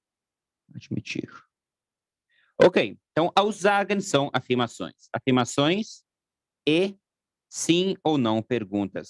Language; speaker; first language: Portuguese; non-native, fluent; German